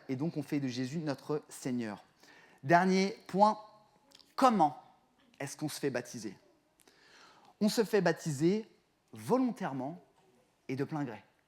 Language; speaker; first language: French; native; French